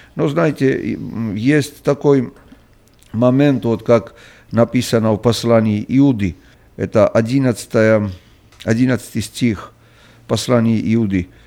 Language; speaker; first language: Russian; non-native, local second language; Georgian